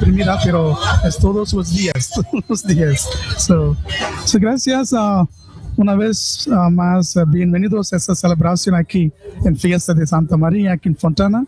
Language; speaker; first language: Spanish; non-native, learner; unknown